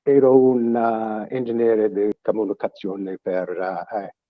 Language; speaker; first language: Italian; early bilingual, other home language; English